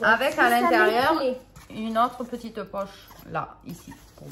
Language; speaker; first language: French; native; French